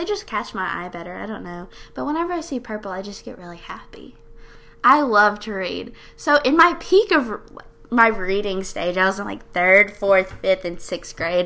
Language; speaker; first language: English; native; English